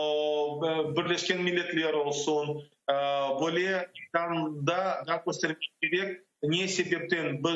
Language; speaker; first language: Turkish; non-native, learner; Crimean Tatar